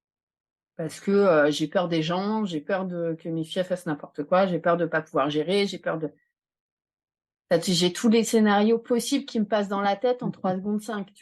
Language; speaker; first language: French; native; French